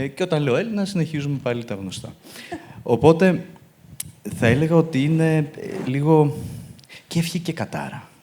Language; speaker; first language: Greek; early bilingual, other home language; Albanian